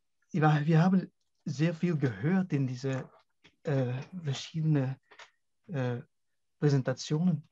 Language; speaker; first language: German; non-native, learner; Dutch